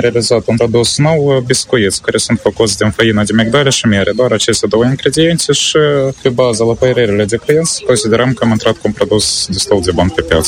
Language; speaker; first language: Romanian; native; Romanian